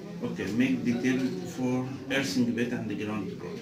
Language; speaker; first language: English; non-native, learner; Arabic